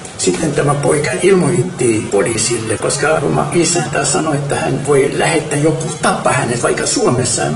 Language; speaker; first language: Finnish; non-native, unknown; Arabic